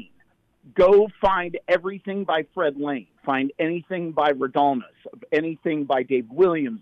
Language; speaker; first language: English; native; English